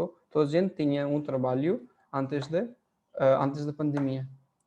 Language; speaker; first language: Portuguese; non-native, fluent; Hindi